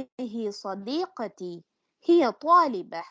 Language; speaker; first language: Arabic; non-native, learner; Tamil